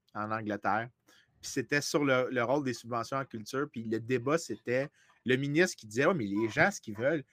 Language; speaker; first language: French; native; French